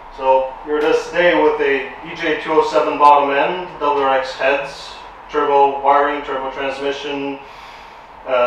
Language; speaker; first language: English; non-native, fluent; Romanian